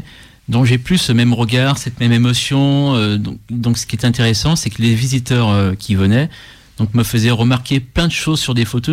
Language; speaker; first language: French; native; French